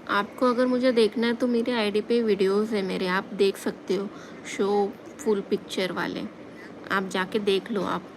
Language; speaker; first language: Hindi; non-native, local second language; Marathi